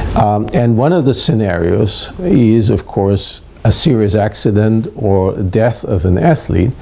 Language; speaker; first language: English; non-native, fluent; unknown